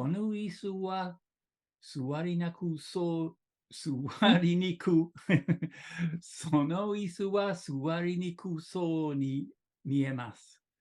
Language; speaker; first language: Japanese; non-native, learner; English